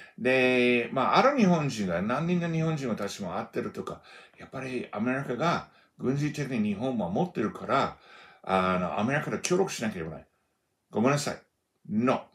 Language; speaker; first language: Japanese; non-native, fluent; English